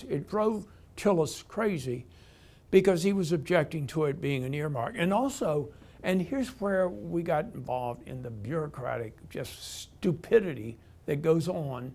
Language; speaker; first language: English; native; English